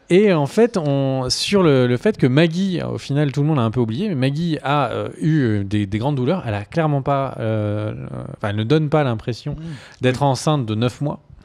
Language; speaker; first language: French; native; French